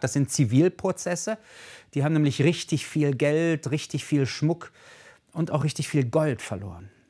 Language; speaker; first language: German; native; German